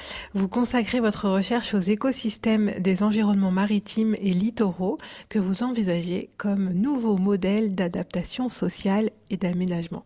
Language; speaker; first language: French; native; French